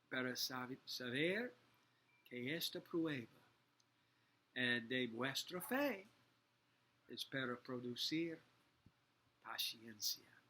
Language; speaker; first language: Spanish; non-native, learner; English